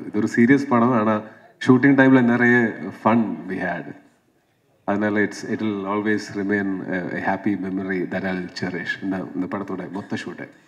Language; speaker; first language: Tamil; non-native, learner; Malayalam